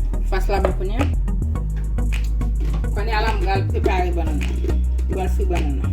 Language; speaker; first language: French; non-native, local second language; Haitian Creole